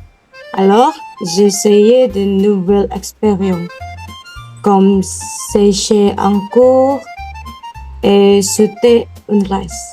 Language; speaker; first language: French; non-native, learner; Indonesian